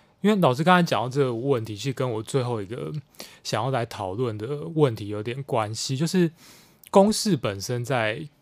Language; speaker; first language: Chinese; native; Chinese